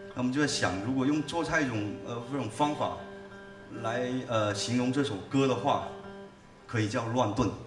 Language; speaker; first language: Chinese; native; Chinese